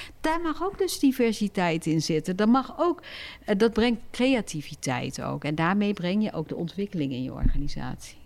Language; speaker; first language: Dutch; early bilingual, other home language; Turkish